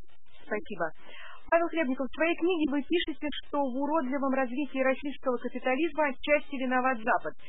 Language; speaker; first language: Russian; native; Russian